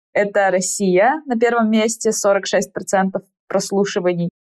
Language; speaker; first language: Russian; native; Russian